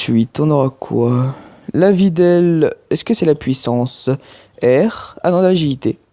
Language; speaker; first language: French; native; French